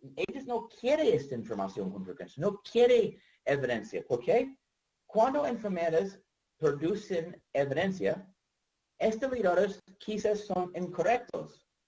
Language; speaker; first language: Spanish; non-native, learner; English